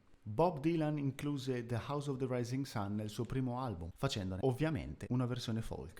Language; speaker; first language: Italian; native; Italian